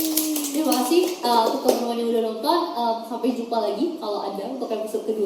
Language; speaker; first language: Indonesian; native; Indonesian